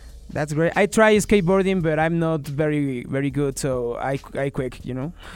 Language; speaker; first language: English; non-native, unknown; Spanish